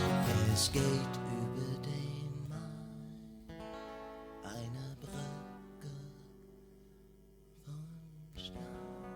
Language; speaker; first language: German; non-native, learner; English